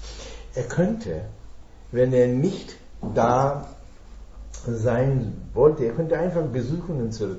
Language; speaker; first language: German; non-native, fluent; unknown